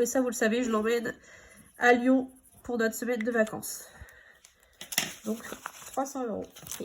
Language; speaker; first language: French; native; French